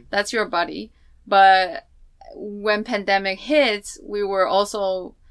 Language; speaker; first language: English; non-native, fluent; Chinese